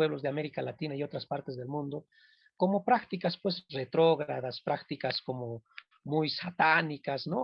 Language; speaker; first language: Spanish; non-native, local second language; Quechua